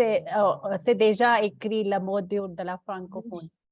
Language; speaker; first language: French; non-native, learner; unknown